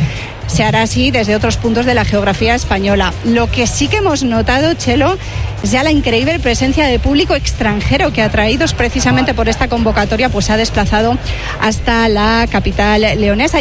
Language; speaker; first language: Spanish; native; Spanish